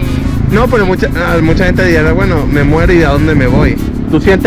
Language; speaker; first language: Spanish; native; Spanish